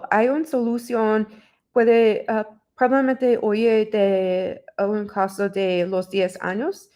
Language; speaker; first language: Spanish; non-native, learner; English